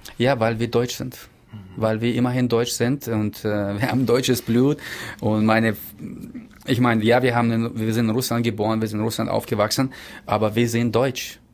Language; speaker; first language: German; early bilingual, heritage; German